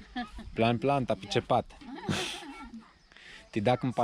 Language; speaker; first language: Indonesian; non-native, learner; Romanian